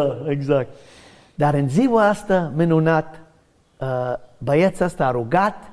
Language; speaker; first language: Romanian; non-native, learner; English